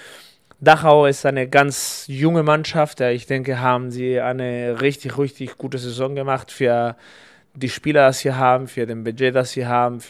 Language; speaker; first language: German; non-native, fluent; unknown